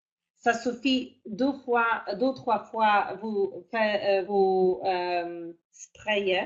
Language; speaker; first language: French; non-native, fluent; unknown